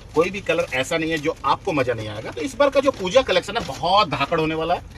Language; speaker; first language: Hindi; non-native, local second language; Bangla